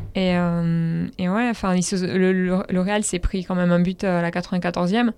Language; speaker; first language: French; native; French